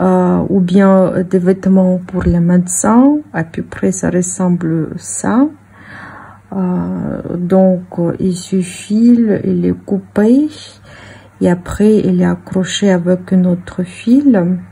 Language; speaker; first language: French; non-native, fluent; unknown